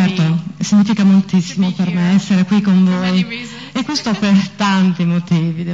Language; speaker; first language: Italian; native; Italian